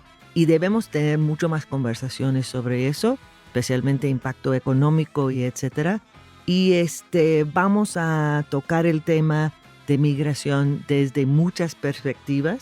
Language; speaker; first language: Spanish; non-native, fluent; English